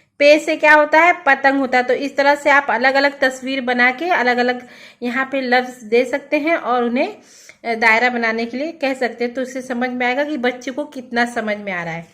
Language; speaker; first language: Hindi; native; Hindi